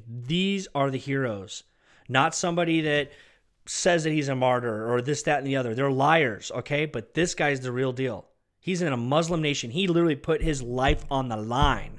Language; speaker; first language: English; native; English